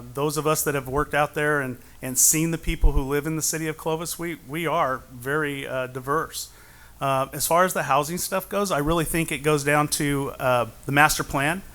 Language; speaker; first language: English; native; English